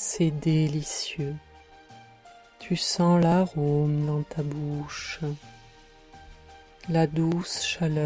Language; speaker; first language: French; native; French